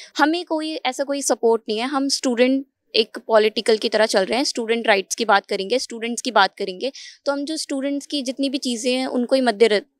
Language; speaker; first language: Hindi; native; Hindi